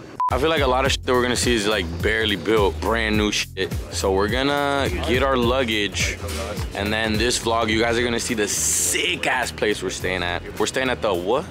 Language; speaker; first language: English; early bilingual, other home language; Spanish